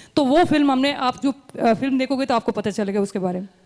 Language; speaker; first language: Hindi; native; Hindi